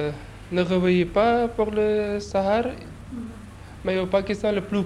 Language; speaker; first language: French; non-native, learner; Urdu